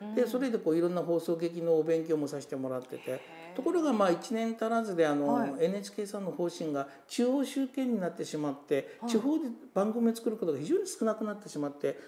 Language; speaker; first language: Japanese; native; Japanese